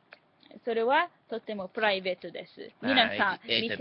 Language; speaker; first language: Japanese; non-native, learner; English